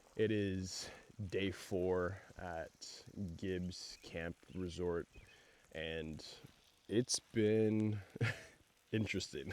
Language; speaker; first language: English; native; English